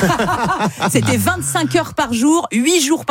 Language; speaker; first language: French; native; French